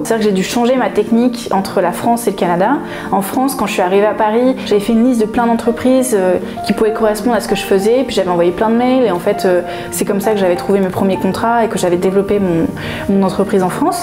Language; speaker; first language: French; native; French